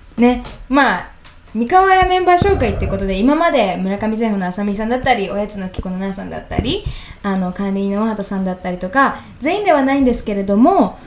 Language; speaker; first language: Japanese; native; Japanese